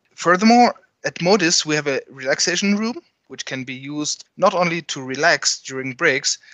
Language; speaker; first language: English; non-native, fluent; French